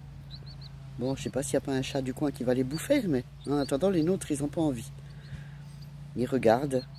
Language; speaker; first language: French; native; French